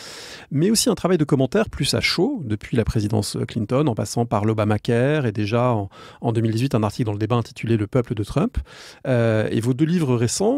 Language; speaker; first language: French; native; French